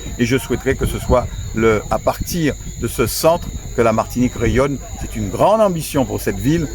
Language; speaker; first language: French; native; French